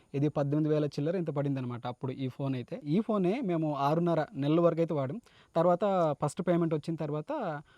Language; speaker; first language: Telugu; native; Telugu